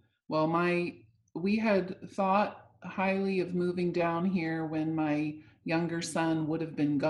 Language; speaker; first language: English; native; English